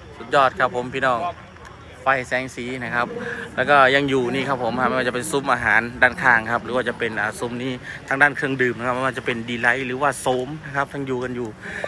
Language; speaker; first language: Thai; native; Thai